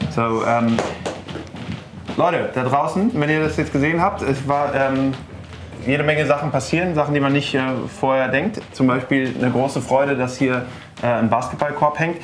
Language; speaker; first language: German; native; German